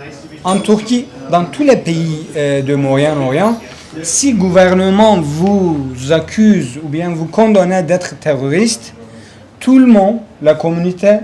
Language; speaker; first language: French; non-native, learner; Kurdish